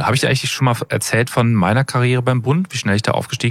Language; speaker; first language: German; native; German